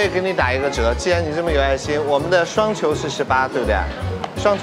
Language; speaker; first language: Chinese; native; Chinese